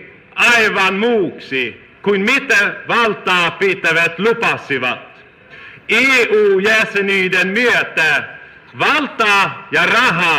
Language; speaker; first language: Finnish; non-native, fluent; Swedish